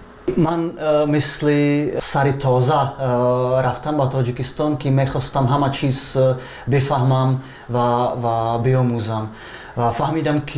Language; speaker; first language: Persian; non-native, fluent; Slovak